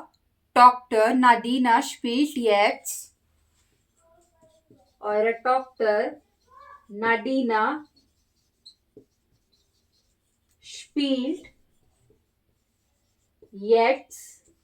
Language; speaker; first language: German; non-native, learner; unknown